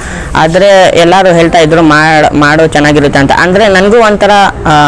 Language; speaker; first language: Kannada; non-native, local second language; Urdu